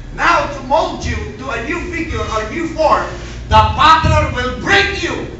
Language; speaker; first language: English; non-native, local second language; Filipino